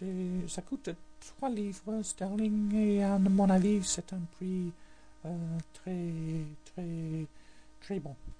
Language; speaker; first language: French; non-native, learner; English